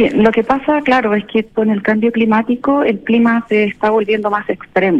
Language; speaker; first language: Spanish; native; Spanish